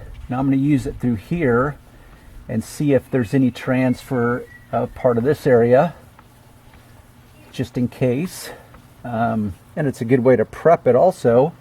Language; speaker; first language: English; native; English